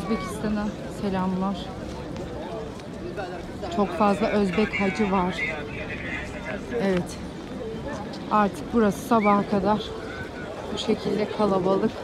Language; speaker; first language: Turkish; native; Turkish